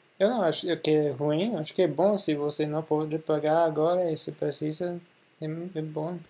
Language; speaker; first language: Portuguese; non-native, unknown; English